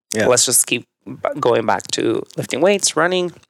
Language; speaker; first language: English; early bilingual, other home language; Spanish